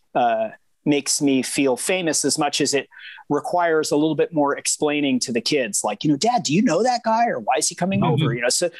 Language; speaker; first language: English; native; English